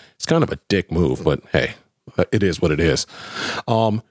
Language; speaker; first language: English; native; English